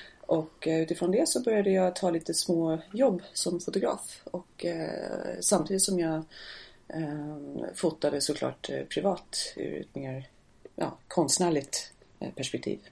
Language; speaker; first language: Swedish; non-native, fluent; English